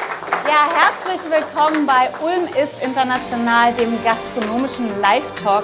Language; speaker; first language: German; native; German